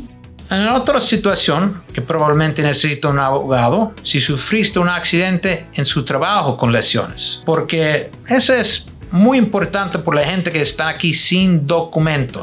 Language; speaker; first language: Spanish; non-native, fluent; English